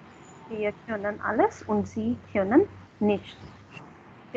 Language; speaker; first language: German; non-native, fluent; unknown